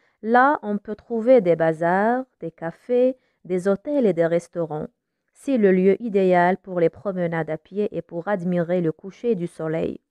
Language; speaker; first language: French; non-native, local second language; Arabic